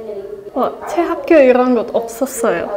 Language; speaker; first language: Korean; non-native, learner; German